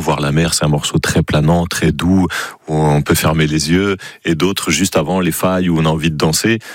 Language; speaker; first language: French; native; French